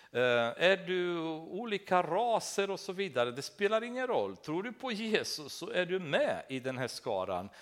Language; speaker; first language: Swedish; non-native, fluent; Romanian